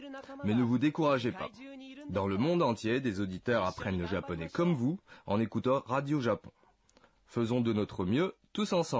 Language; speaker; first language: French; non-native, local second language; Arabic